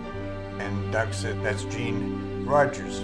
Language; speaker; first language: English; native; English